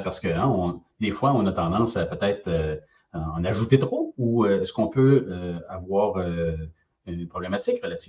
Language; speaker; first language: French; native; French